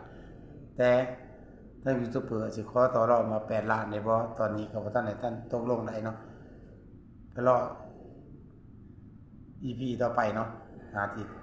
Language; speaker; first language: Thai; non-native, local second language; Northeastern Thai